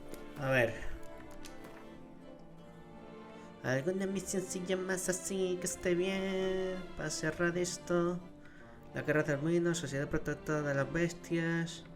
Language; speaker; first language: Spanish; native; Spanish